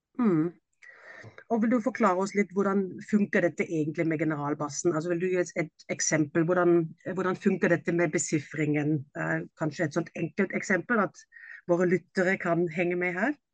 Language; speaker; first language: Norwegian; non-native, fluent; German